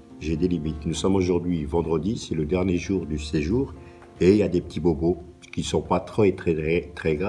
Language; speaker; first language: French; native; French